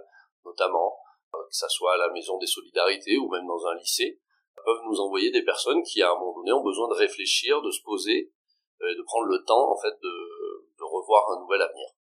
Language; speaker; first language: French; native; French